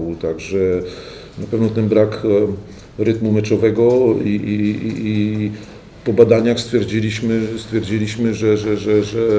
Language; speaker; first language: Polish; native; Polish